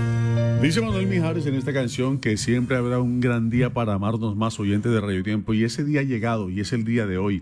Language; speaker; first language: Spanish; native; Spanish